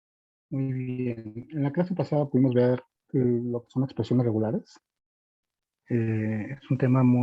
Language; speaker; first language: Spanish; native; Spanish